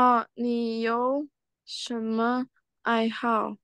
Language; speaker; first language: Chinese; non-native, fluent; Indonesian